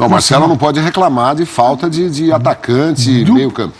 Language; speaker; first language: Portuguese; native; Portuguese